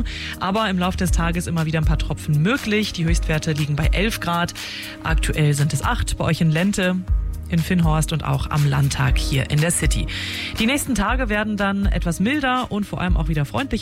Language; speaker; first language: German; native; German